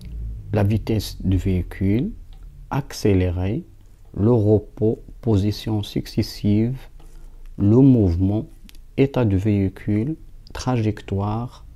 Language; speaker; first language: French; non-native, local second language; Arabic